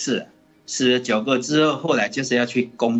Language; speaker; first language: Chinese; native; Chinese